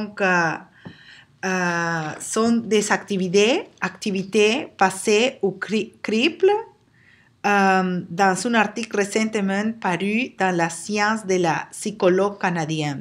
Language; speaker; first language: French; non-native, learner; Spanish